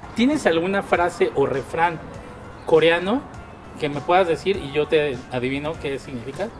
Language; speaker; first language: Spanish; native; Spanish